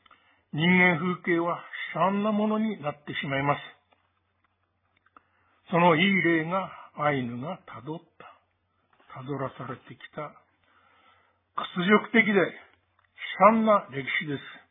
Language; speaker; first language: Japanese; native; Japanese